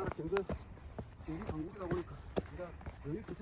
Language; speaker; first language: Korean; native; Korean